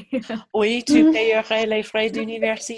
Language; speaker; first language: French; non-native, fluent; English